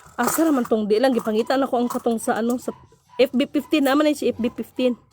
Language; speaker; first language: Filipino; non-native, local second language; Cebuano